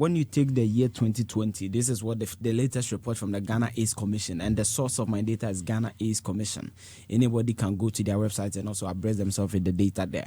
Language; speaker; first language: English; non-native, local second language; Akan